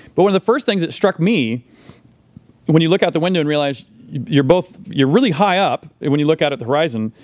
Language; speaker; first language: English; native; English